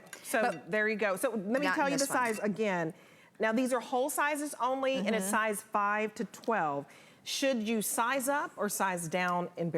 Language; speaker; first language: English; native; English